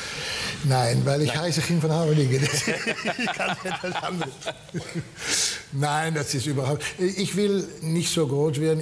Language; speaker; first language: German; non-native, learner; Dutch